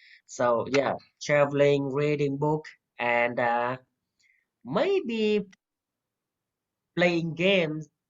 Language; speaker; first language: English; non-native, fluent; Vietnamese